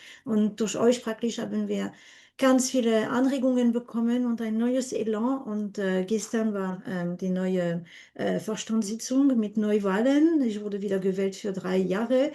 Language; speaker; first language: German; non-native, fluent; French